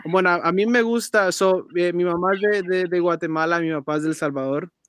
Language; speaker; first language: Spanish; early bilingual, heritage; Spanish